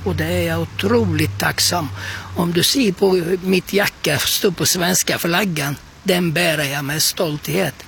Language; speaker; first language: Swedish; non-native, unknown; Turkish